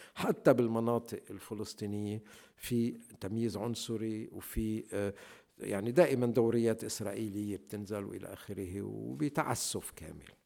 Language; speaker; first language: Arabic; native; Arabic